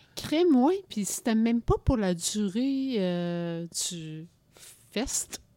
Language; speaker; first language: French; native; French